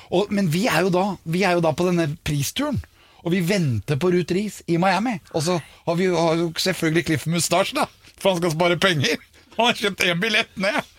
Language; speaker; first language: Norwegian; native; Norwegian